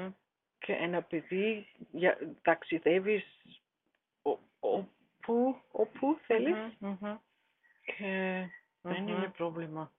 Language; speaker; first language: Greek; non-native, learner; German